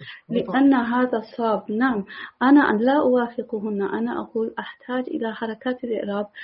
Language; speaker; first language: Arabic; non-native, learner; English